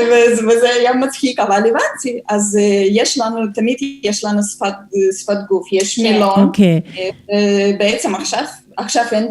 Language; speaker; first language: Hebrew; non-native, fluent; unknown